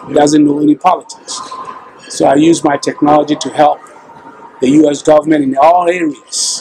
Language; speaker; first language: English; non-native, local second language; Akan